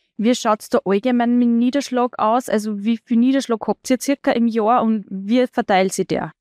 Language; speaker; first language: German; native; German